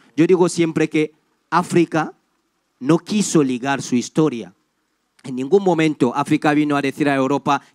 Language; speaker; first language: Spanish; non-native, fluent; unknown